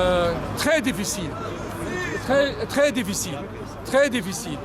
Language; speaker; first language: French; non-native, fluent; Arabic